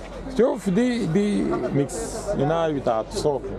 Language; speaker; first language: Arabic; native; Arabic